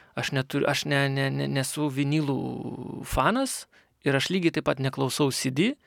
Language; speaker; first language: Lithuanian; non-native, local second language; Russian